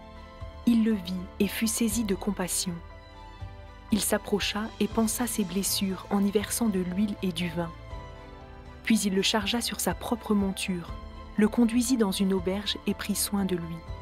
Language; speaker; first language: French; native; French